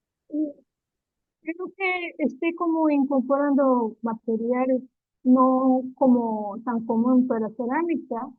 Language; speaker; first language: Spanish; non-native, learner; Japanese